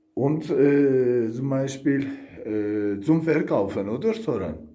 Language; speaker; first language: German; non-native, learner; Turkish